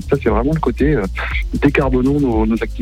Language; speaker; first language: French; native; French